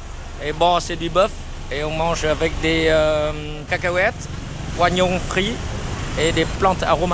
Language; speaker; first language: French; non-native, fluent; Vietnamese